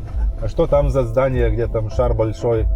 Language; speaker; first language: Russian; non-native, fluent; Lithuanian